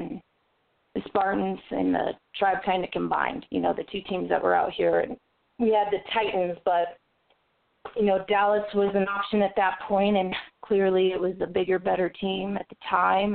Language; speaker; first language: English; native; English